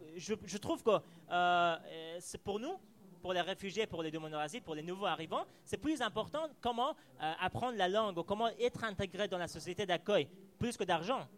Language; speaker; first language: French; non-native, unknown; Persian